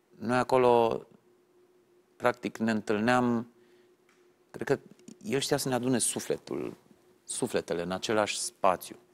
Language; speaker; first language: Romanian; native; Romanian